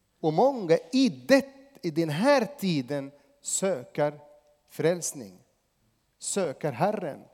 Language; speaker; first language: Swedish; non-native, fluent; Arabic